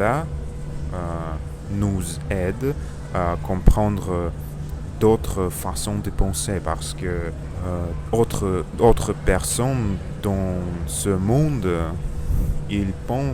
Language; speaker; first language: French; non-native, learner; Russian